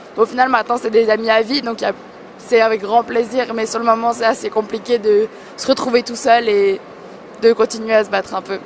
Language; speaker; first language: French; native; French